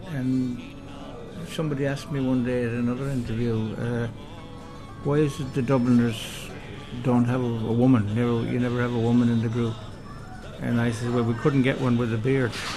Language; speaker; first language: English; native; English